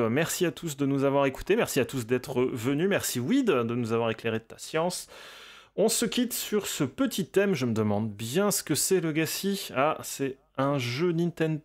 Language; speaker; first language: French; native; French